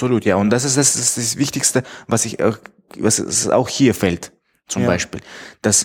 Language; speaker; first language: German; non-native, fluent; Tajik